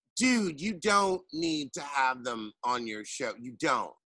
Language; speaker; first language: English; native; English